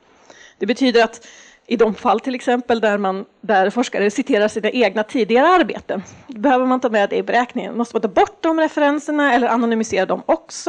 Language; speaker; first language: Swedish; native; Swedish